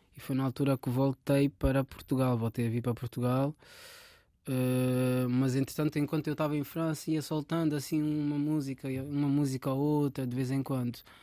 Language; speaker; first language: Portuguese; native; Portuguese